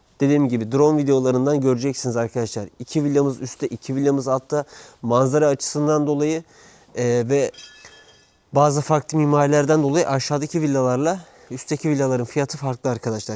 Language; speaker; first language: Turkish; native; Turkish